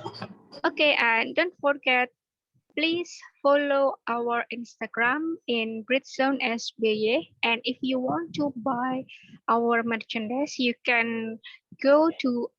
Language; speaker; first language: English; non-native, learner; Indonesian